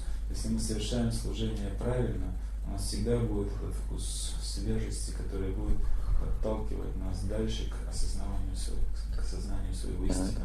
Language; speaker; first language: Russian; native; Russian